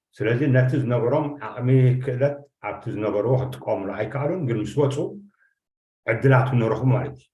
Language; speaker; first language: Tigrinya; native; Tigrinya